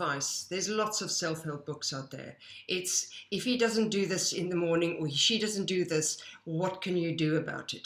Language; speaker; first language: English; native; English